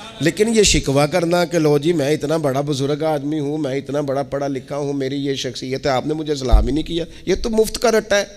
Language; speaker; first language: Urdu; non-native, local second language; Punjabi